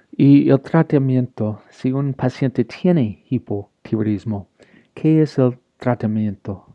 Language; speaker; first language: Spanish; non-native, learner; English